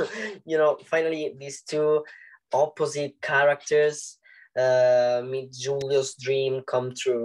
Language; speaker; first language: English; non-native, learner; Italian